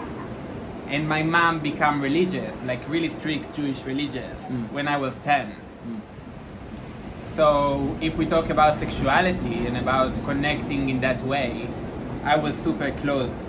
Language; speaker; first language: English; non-native, fluent; Hebrew